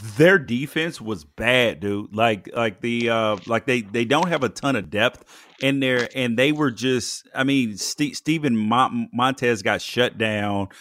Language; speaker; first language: English; native; English